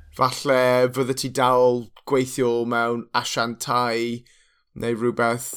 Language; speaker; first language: Welsh; non-native, local second language; English